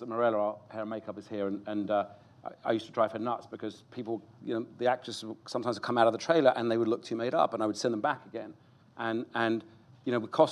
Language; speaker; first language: English; native; English